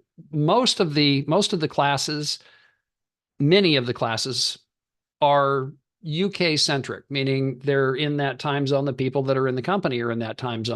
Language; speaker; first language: English; native; English